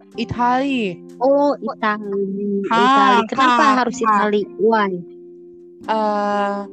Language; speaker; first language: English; non-native, learner; Indonesian